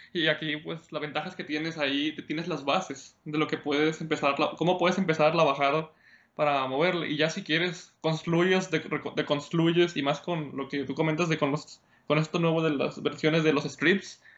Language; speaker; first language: Spanish; native; Spanish